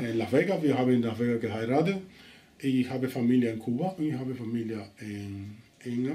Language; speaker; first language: German; non-native, learner; Spanish